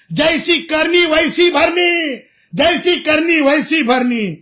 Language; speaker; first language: Hindi; non-native, local second language; Marathi